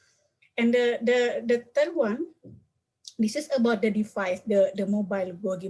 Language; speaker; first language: English; non-native, learner; Indonesian